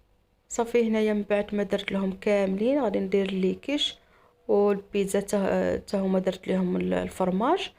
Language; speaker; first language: Arabic; native; Arabic